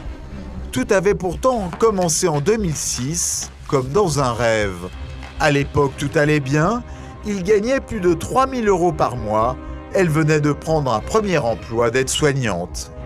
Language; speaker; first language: French; native; French